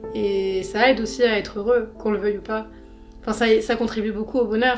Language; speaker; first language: French; native; French